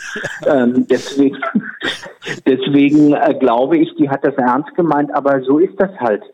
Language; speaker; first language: German; non-native, fluent; Czech